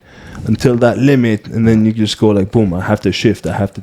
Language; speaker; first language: English; native; English